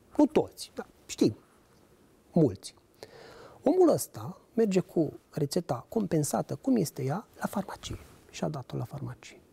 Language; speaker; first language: Romanian; native; Romanian